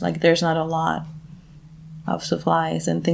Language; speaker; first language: English; non-native, fluent; Spanish